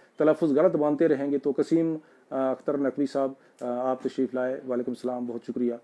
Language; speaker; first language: Urdu; non-native, local second language; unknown